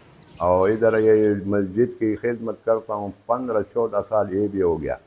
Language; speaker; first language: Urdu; non-native, local second language; Pashto